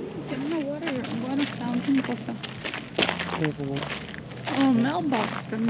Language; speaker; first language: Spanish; early bilingual, other home language; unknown